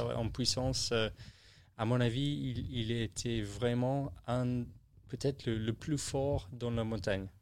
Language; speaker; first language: French; non-native, learner; English